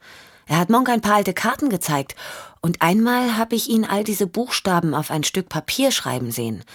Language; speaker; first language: German; native; German